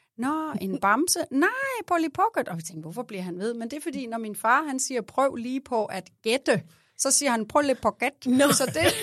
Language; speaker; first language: Danish; native; Danish